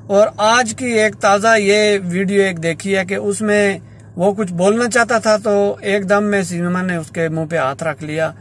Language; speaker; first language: Urdu; non-native, local second language; Punjabi